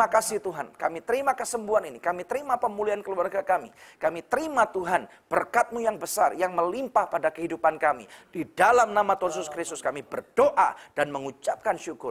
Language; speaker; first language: Indonesian; native; Indonesian